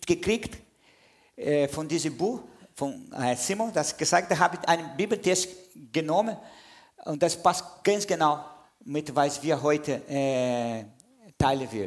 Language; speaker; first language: German; non-native, fluent; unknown